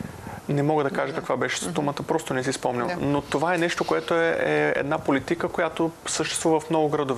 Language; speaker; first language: Bulgarian; native; Bulgarian